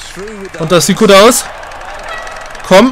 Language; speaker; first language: German; native; German